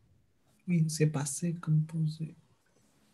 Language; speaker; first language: French; non-native, learner; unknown